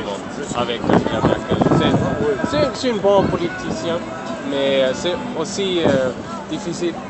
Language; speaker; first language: French; non-native, fluent; German